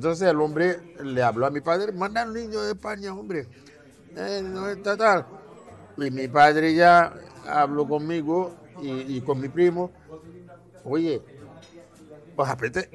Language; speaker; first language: Spanish; non-native, fluent; Haitian Creole